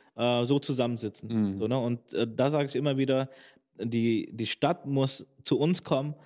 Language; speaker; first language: German; native; German